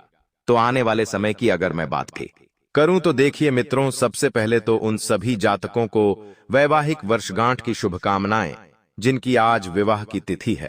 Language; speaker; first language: Hindi; native; Hindi